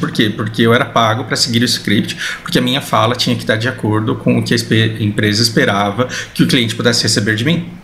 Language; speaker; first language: Portuguese; early bilingual, heritage; Portuguese